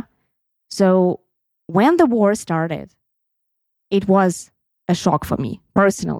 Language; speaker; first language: English; non-native, fluent; Russian